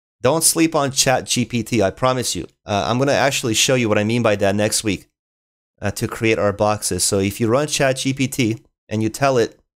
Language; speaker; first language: English; native; English